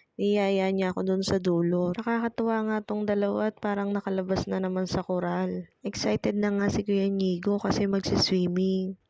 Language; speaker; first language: Filipino; native; Filipino